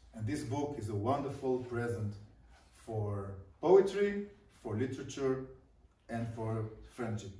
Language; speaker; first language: English; non-native, fluent; Hebrew